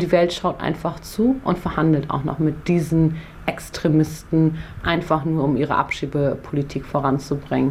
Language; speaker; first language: German; early bilingual, other home language; Persian